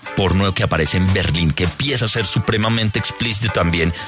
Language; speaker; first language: Spanish; native; Spanish